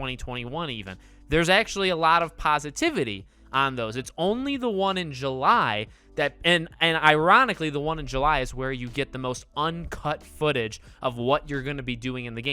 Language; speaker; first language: English; native; English